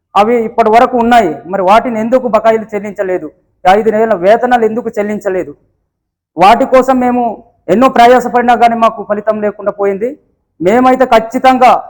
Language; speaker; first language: Telugu; native; Telugu